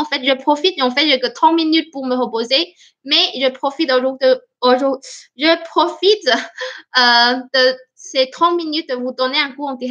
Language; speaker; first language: French; non-native, fluent; Chinese